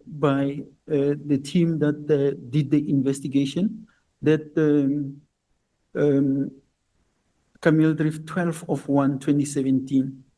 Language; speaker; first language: English; non-native, local second language; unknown